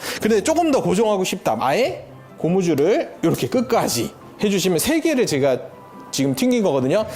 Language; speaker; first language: Korean; native; Korean